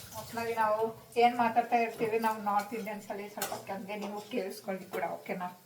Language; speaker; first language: Kannada; non-native, local second language; Hindi